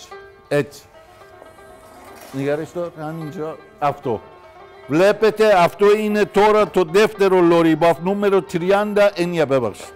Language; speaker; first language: Greek; non-native, learner; Persian